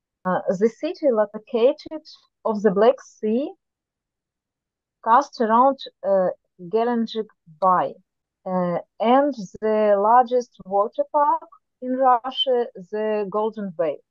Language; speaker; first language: English; non-native, learner; Russian